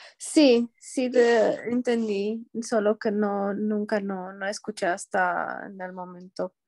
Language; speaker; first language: Spanish; non-native, learner; Romanian